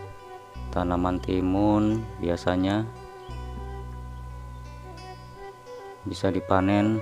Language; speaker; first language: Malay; non-native, local second language; Sundanese